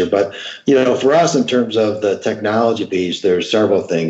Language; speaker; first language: English; native; English